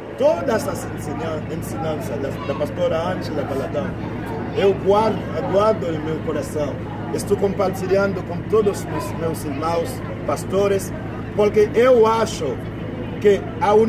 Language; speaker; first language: Portuguese; non-native, fluent; Haitian Creole